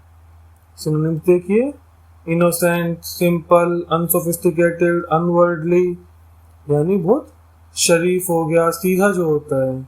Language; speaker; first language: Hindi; native; Hindi